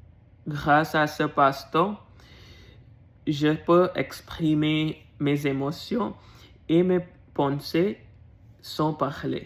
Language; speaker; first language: French; non-native, learner; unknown